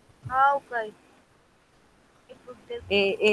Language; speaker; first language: English; non-native, learner; Spanish